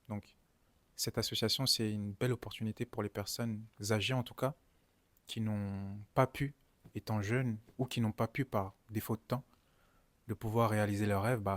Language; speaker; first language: French; native; French